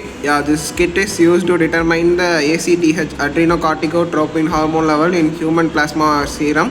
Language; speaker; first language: English; non-native, local second language; Tamil